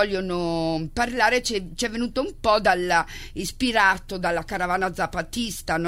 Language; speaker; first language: Italian; native; Italian